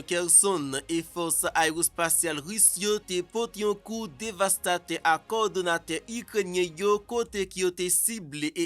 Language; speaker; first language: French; non-native, local second language; Haitian Creole